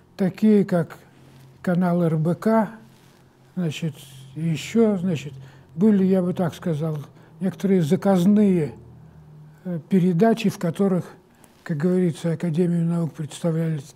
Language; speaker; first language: Russian; native; Russian